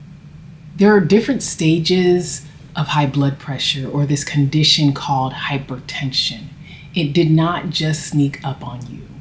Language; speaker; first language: English; native; English